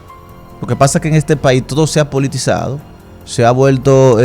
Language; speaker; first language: Spanish; native; Spanish